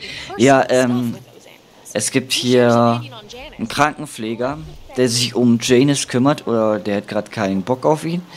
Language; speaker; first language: German; native; German